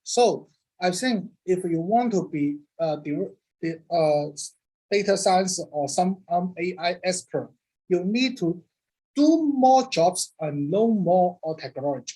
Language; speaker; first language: English; non-native, learner; Cantonese